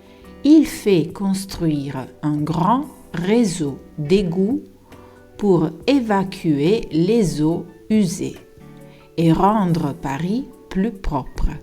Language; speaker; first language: French; non-native, fluent; Italian